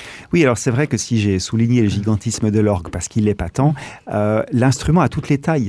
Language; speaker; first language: French; native; French